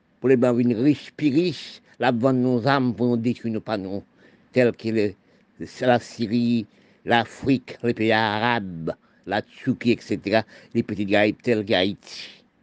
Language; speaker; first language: French; non-native, local second language; Haitian Creole